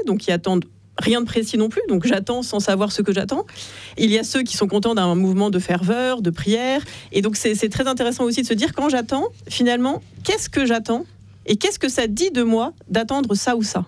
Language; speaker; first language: French; native; French